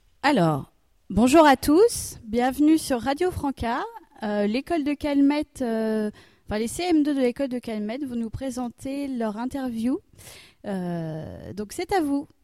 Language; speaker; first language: French; native; French